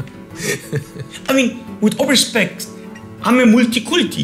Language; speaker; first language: English; non-native, fluent; Polish